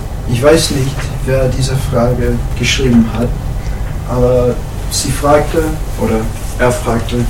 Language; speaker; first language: German; non-native, learner; English